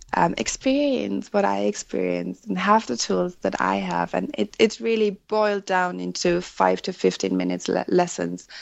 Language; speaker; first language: English; non-native, fluent; German